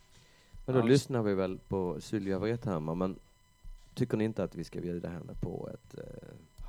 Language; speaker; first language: Swedish; native; Swedish